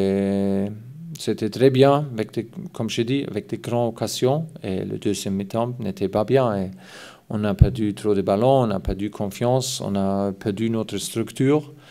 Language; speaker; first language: French; non-native, fluent; German